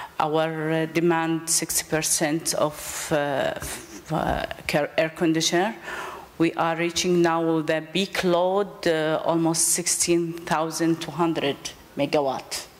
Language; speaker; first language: English; non-native, learner; Arabic